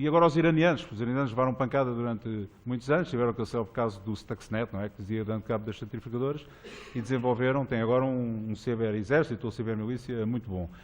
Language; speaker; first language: Portuguese; native; Portuguese